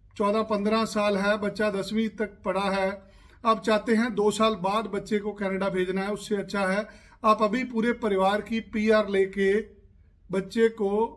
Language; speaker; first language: Hindi; non-native, local second language; Punjabi